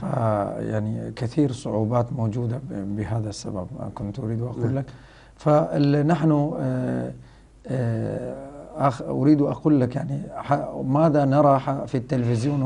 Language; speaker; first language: Arabic; non-native, fluent; Rohingya